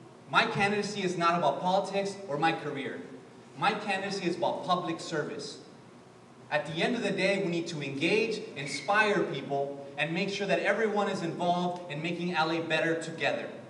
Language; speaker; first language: English; early bilingual, other home language; Spanish